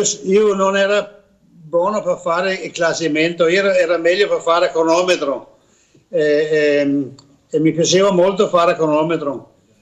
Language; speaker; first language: Italian; non-native, learner; Danish